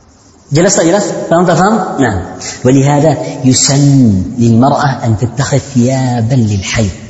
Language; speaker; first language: Arabic; non-native, fluent; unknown